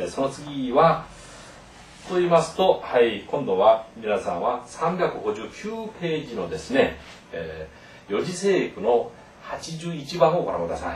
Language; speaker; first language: Japanese; non-native, fluent; Korean